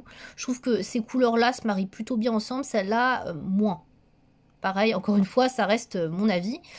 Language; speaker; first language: French; native; French